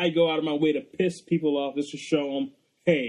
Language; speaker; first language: English; native; English